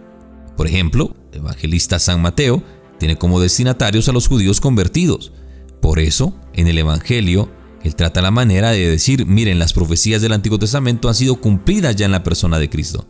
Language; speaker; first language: Spanish; native; Spanish